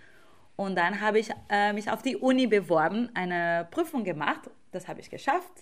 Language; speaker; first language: German; non-native, fluent; Portuguese